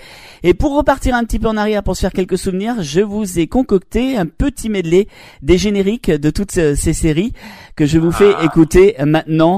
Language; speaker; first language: French; native; French